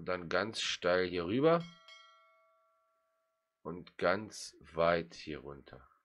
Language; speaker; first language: German; native; German